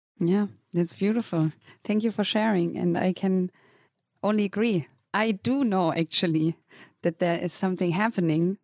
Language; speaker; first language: English; non-native, fluent; German